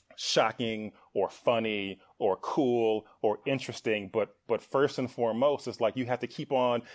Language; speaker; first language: English; native; English